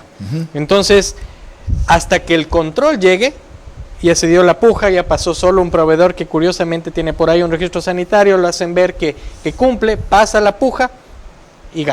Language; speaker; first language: Spanish; native; Spanish